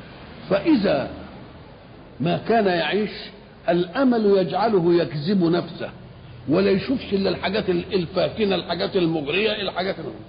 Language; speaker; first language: Arabic; native; Arabic